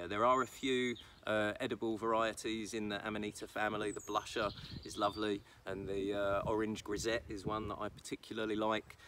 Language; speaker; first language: English; native; English